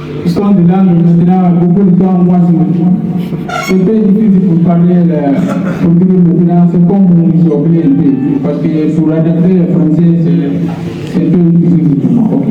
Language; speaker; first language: French; non-native, learner; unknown